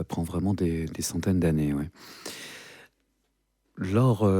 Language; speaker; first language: French; native; French